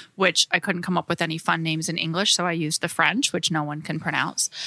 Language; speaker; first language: English; native; English